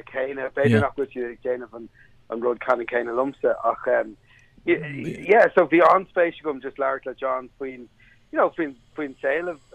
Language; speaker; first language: Irish; non-native, local second language; English